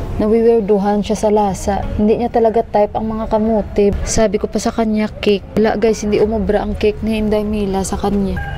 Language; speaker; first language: Filipino; native; Filipino